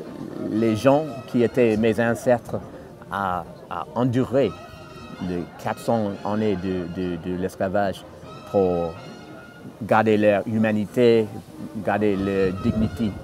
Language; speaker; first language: French; non-native, fluent; English